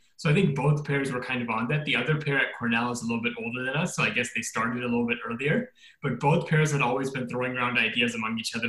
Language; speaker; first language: English; native; English